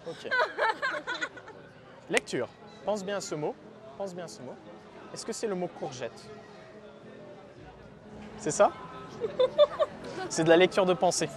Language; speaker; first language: French; native; French